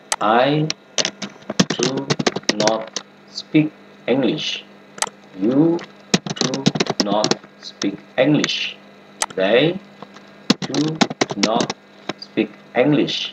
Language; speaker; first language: English; non-native, learner; Indonesian